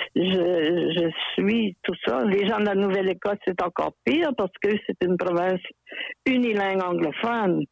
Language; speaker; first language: French; native; French